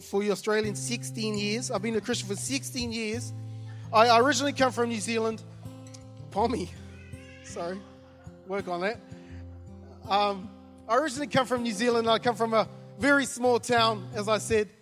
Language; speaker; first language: English; native; English